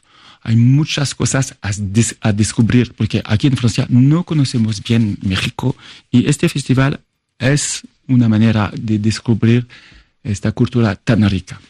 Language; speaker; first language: Spanish; non-native, fluent; French